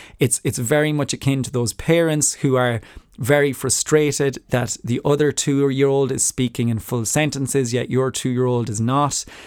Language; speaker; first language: English; native; English